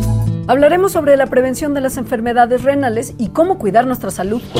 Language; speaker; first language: Spanish; native; Spanish